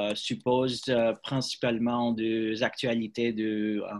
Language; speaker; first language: French; non-native, learner; English